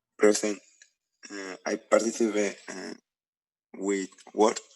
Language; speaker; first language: English; non-native, learner; Spanish